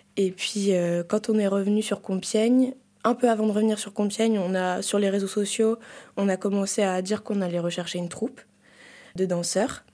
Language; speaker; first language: French; native; French